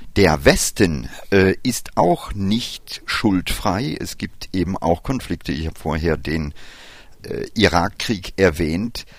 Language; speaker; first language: German; early bilingual, other home language; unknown